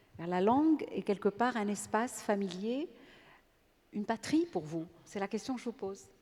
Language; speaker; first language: French; non-native, local second language; Arabic